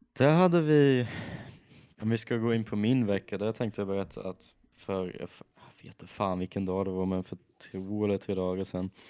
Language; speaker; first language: Swedish; native; Swedish